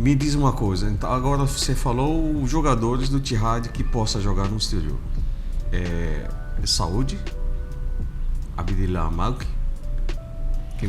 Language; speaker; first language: Portuguese; non-native, fluent; Arabic